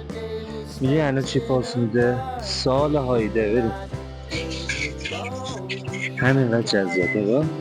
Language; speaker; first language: Persian; native; Persian